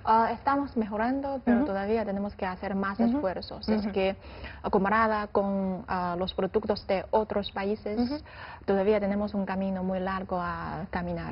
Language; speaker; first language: Spanish; non-native, fluent; Chinese